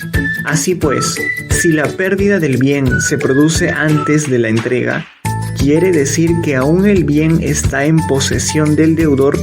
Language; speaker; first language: Spanish; native; Spanish